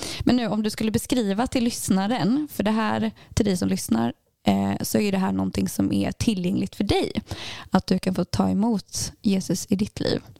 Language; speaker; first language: Swedish; native; Swedish